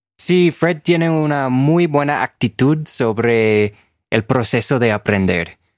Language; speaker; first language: Spanish; non-native, fluent; English